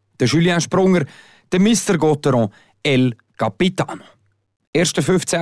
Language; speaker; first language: German; native; German